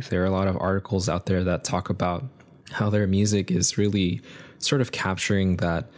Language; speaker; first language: English; native; English